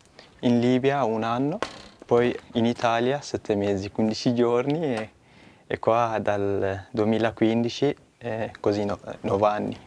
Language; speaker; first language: Italian; non-native, fluent; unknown